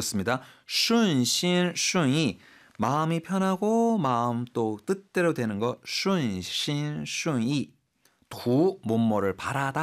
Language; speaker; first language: Korean; native; Korean